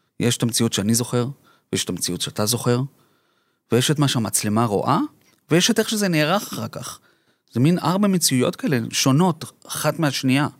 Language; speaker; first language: Hebrew; early bilingual, other home language; Spanish